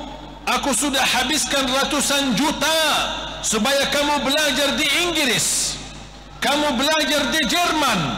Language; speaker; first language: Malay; non-native, fluent; Arabic